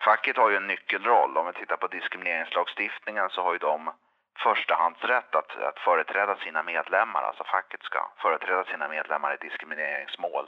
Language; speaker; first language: Swedish; native; Swedish